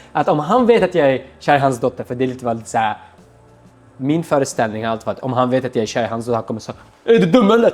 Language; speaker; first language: Swedish; non-native, fluent; Arabic